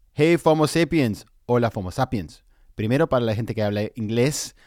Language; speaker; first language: Spanish; non-native, fluent; English